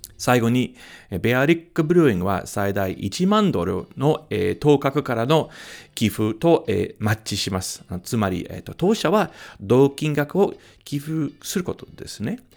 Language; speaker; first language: Japanese; non-native, fluent; English